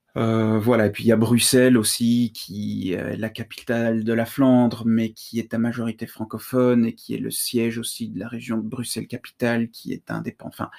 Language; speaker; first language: French; native; French